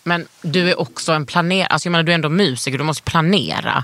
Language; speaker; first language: Swedish; native; Swedish